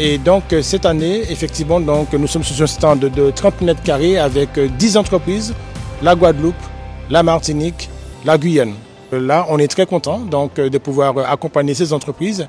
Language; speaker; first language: French; native; French